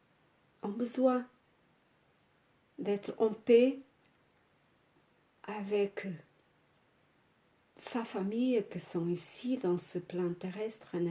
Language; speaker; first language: French; non-native, fluent; Portuguese